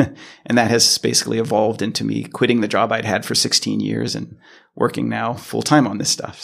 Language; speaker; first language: English; native; English